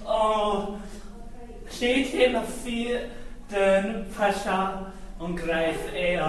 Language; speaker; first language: French; non-native, learner; English